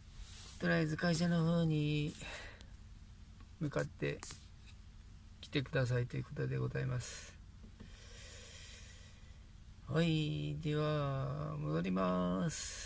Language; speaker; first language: Japanese; native; Japanese